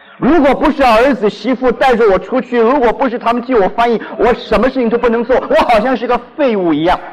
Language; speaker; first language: Chinese; non-native, local second language; Cantonese